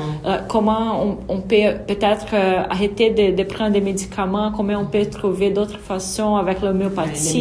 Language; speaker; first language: French; non-native, fluent; Portuguese